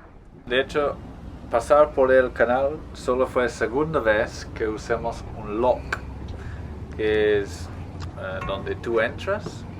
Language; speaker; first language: Spanish; non-native, fluent; English